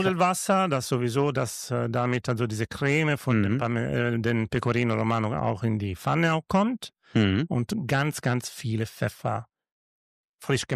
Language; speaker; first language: German; non-native, learner; Italian